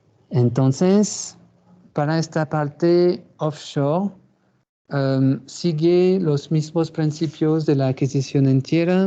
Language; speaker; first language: Spanish; non-native, fluent; French